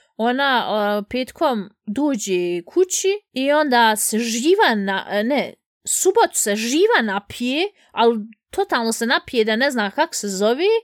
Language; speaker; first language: Bosnian; early bilingual, heritage; Bosnian